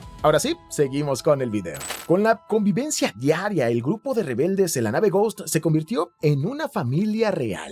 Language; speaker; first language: Spanish; native; Spanish